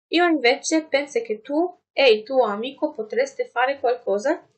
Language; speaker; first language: Italian; non-native, fluent; Arabic